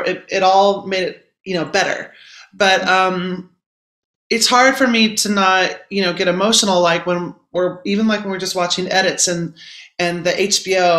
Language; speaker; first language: English; native; English